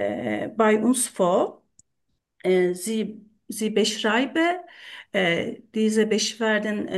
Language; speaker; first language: German; non-native, learner; Turkish